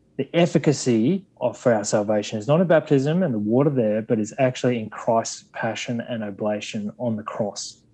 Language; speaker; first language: English; native; English